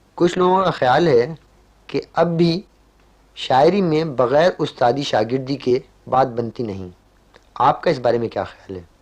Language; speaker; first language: Urdu; native; Urdu